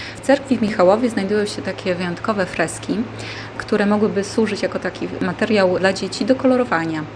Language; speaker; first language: Polish; native; Polish